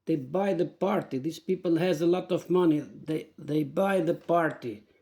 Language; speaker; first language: English; non-native, learner; Albanian